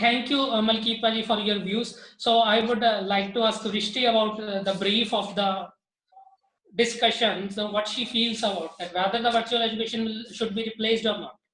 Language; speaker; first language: English; non-native, local second language; Punjabi